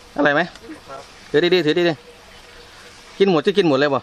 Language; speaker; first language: Thai; non-native, local second language; Northeastern Thai